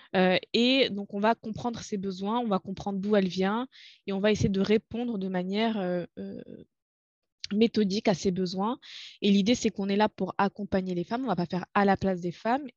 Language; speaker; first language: French; non-native, local second language; Arabic